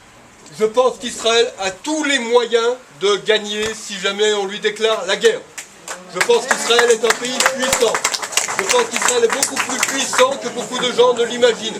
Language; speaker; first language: French; native; French